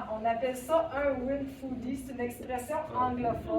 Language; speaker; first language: French; non-native, fluent; Spanish